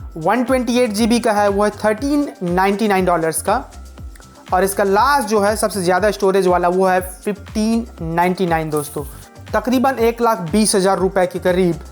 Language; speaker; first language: Hindi; native; Hindi